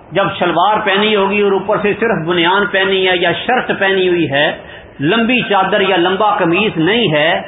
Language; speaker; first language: Urdu; non-native, local second language; Punjabi